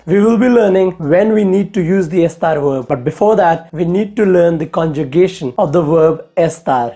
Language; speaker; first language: English; non-native, local second language; Hindi